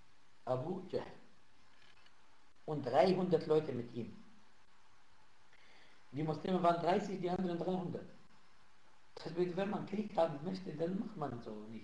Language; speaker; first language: German; non-native, fluent; Arabic